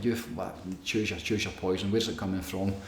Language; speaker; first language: English; native; English